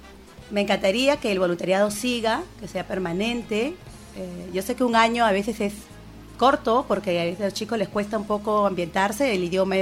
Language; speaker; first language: Spanish; native; Spanish